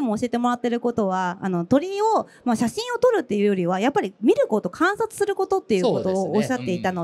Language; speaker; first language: Japanese; native; Japanese